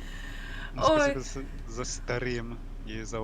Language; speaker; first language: Russian; non-native, learner; English